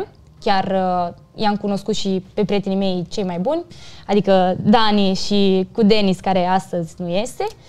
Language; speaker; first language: Romanian; early bilingual, heritage; Romanian